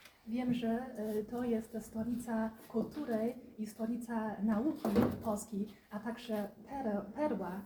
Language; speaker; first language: Polish; non-native, fluent; Chinese